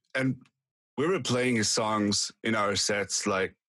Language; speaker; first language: English; non-native, fluent; German